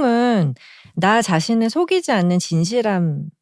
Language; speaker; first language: Korean; native; Korean